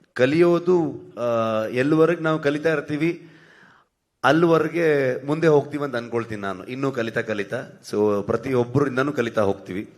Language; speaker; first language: Kannada; native; Kannada